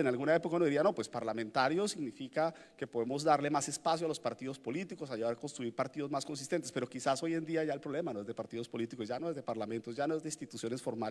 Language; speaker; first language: Spanish; native; Spanish